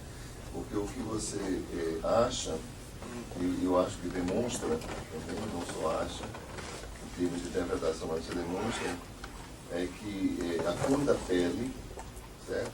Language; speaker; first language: Portuguese; native; Portuguese